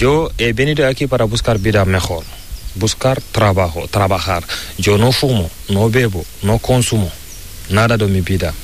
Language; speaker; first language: Spanish; non-native, learner; Fula